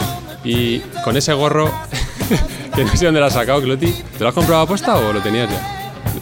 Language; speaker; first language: Spanish; native; Spanish